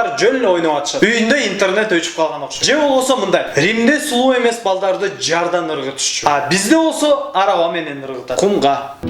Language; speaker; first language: Kyrgyz; native; Kyrgyz